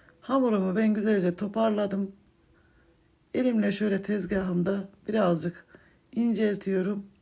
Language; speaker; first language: Turkish; native; Turkish